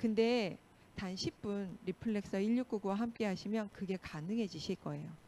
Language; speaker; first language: Korean; native; Korean